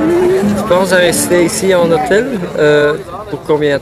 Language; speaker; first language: French; non-native, local second language; Dutch